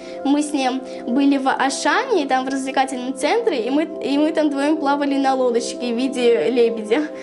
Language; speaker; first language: Russian; native; Russian